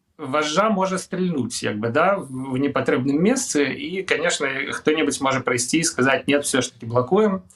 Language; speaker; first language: Belarusian; non-native, local second language; Russian